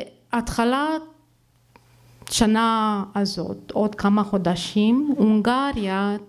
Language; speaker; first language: Hebrew; non-native, fluent; Romanian